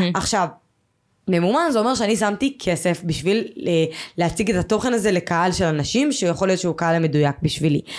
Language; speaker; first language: Hebrew; native; Hebrew